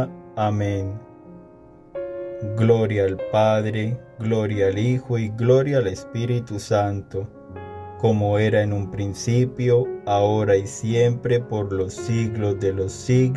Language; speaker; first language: Spanish; native; Spanish